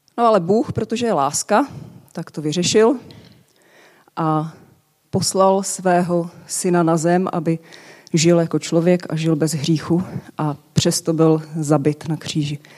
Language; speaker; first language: Czech; native; Czech